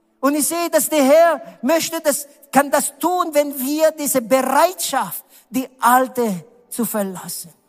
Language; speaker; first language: German; non-native, learner; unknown